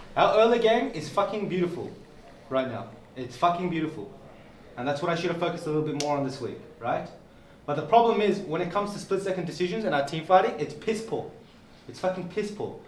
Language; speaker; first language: English; non-native, fluent; Portuguese